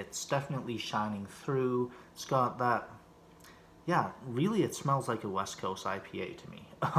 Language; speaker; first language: English; native; English